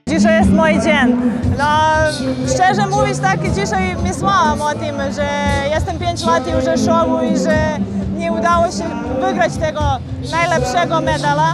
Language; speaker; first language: Polish; non-native, fluent; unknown